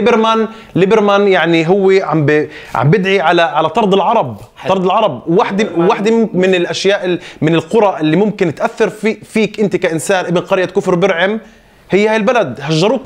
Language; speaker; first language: Arabic; native; Arabic